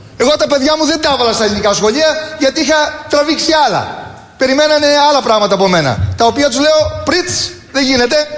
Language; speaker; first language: Greek; early bilingual, heritage; Greek